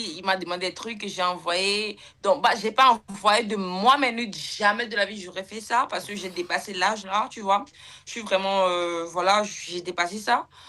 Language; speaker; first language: French; native; French